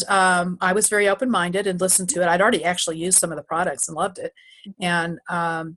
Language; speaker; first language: English; native; English